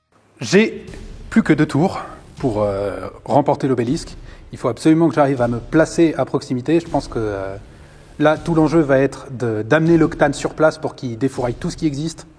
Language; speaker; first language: French; native; French